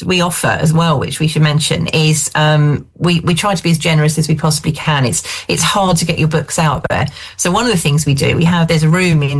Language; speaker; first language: English; native; English